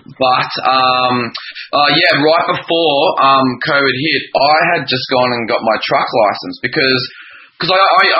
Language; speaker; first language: English; native; English